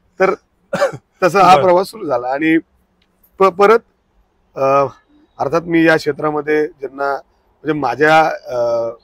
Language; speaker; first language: Marathi; early bilingual, other home language; Punjabi